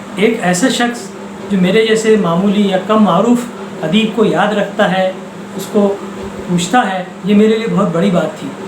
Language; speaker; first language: Urdu; native; Urdu